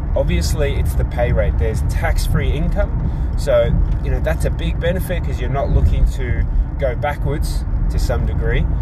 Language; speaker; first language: English; native; English